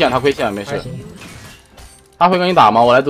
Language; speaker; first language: Chinese; native; Chinese